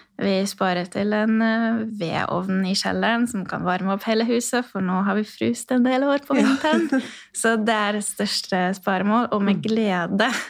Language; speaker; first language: Norwegian; non-native, fluent; Romanian